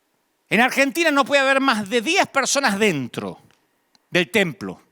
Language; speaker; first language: Spanish; native; Spanish